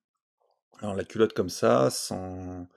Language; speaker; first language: French; native; French